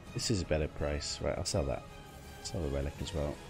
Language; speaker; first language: English; native; English